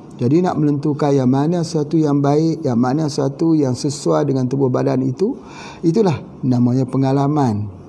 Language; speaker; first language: Malay; native; Malay